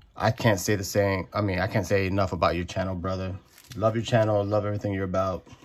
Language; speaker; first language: English; native; English